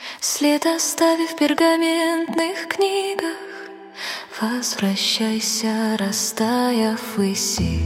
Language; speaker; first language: Russian; native; Russian